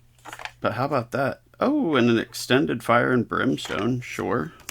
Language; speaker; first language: English; native; English